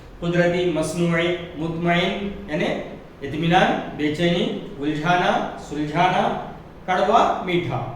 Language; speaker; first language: Urdu; native; Urdu